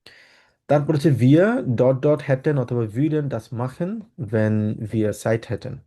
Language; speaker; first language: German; non-native, fluent; Bangla